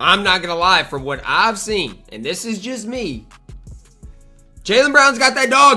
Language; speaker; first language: English; native; English